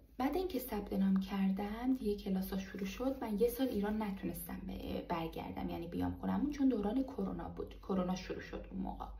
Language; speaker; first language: Persian; non-native, local second language; Azerbaijani